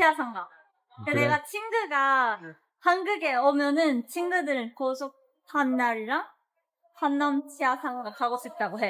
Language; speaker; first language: Korean; non-native, learner; Japanese